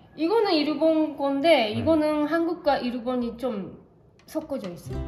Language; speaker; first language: Korean; non-native, fluent; Japanese